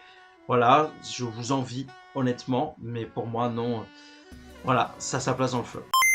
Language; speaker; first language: French; native; French